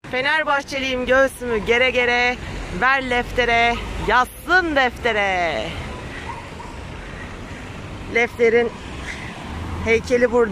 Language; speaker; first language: Turkish; native; Turkish